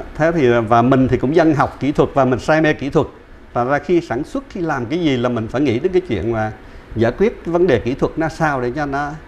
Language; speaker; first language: Vietnamese; native; Vietnamese